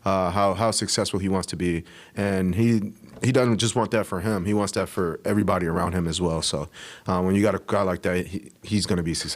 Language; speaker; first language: English; native; English